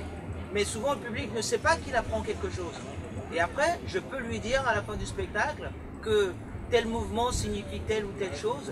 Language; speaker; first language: French; early bilingual, other home language; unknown